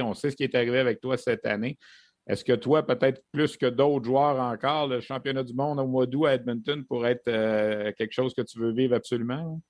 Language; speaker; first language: French; native; French